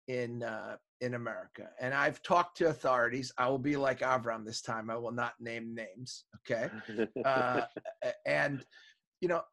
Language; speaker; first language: English; native; English